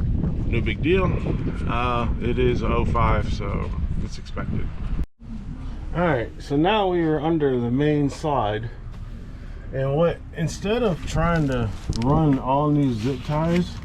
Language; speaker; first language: English; native; English